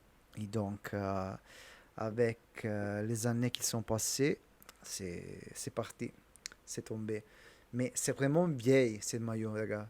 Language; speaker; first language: French; non-native, learner; Italian